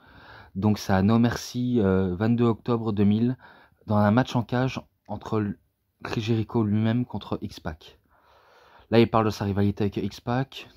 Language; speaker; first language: French; native; French